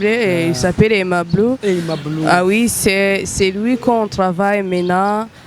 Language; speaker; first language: French; non-native, local second language; Rundi